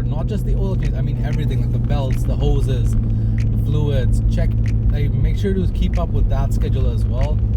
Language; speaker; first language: English; native; English